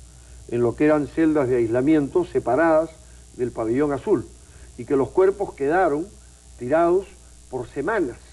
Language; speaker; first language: Spanish; native; Spanish